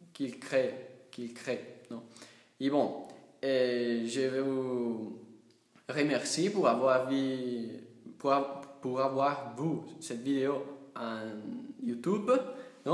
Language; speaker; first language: French; non-native, learner; Italian